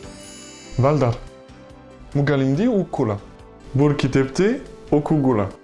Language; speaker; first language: Kyrgyz; non-native, learner; French